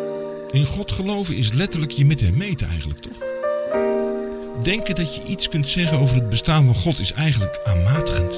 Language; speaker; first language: Dutch; native; Dutch